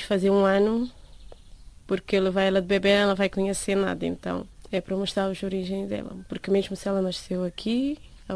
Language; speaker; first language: Portuguese; non-native, local second language; Kabuverdianu